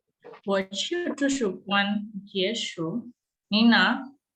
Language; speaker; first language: Chinese; non-native, learner; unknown